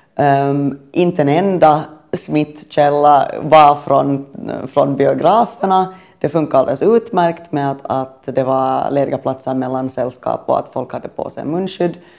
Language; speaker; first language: Swedish; native; Swedish